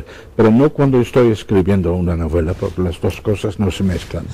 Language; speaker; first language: Spanish; non-native, fluent; Dutch